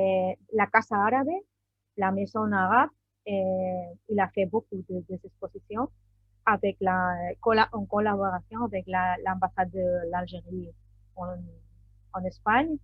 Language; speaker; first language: French; non-native, learner; Spanish